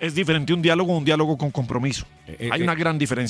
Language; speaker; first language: Spanish; native; Spanish